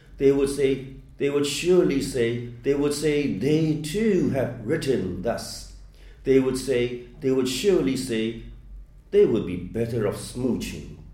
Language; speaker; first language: English; non-native, fluent; Burmese